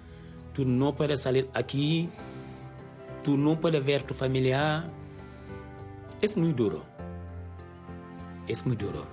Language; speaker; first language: Spanish; non-native, learner; Wolof